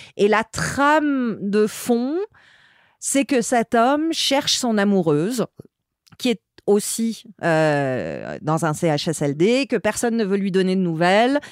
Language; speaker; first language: French; native; French